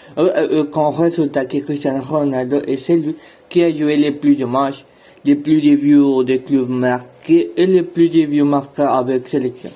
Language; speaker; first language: French; non-native, learner; Spanish